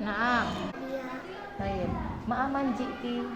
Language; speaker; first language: Arabic; non-native, learner; Indonesian